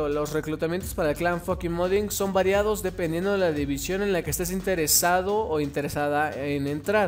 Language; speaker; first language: Spanish; native; Spanish